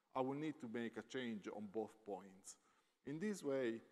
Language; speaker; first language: English; non-native, fluent; Italian